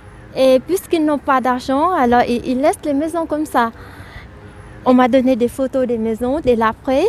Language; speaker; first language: French; non-native, fluent; Vietnamese